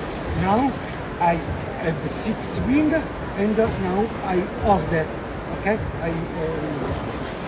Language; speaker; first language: English; non-native, learner; Italian